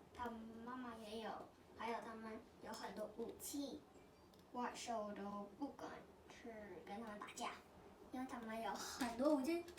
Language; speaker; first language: Chinese; early bilingual, heritage; Chinese